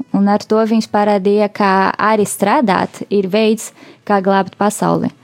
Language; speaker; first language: Latvian; non-native, fluent; Portuguese